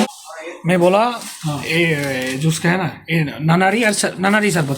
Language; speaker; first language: Hindi; non-native, learner; Bangla